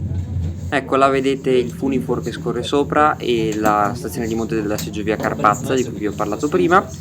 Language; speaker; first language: Italian; native; Italian